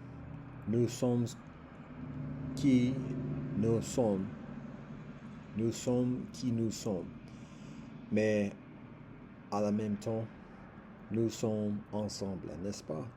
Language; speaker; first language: French; non-native, learner; English